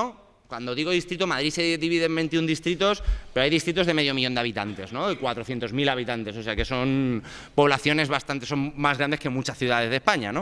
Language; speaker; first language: Spanish; native; Spanish